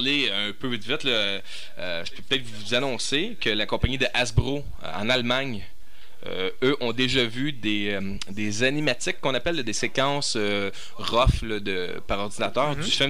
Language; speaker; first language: French; native; French